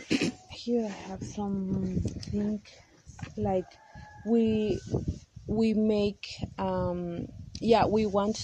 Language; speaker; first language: English; non-native, learner; Kaqchikel